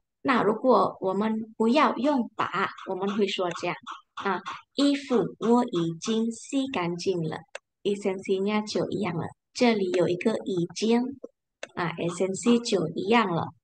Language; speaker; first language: Chinese; non-native, fluent; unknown